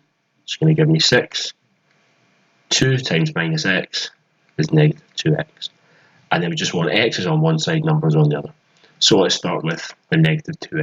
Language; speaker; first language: English; native; English